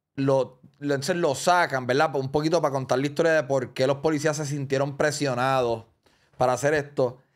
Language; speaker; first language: Spanish; native; Spanish